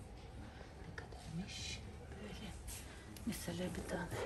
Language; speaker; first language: Turkish; non-native, learner; Russian